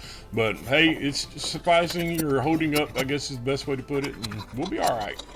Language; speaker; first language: English; native; English